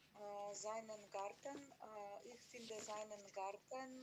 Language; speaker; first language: German; non-native, learner; Macedonian